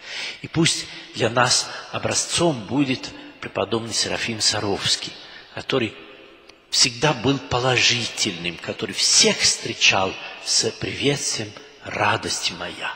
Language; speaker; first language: Russian; non-native, fluent; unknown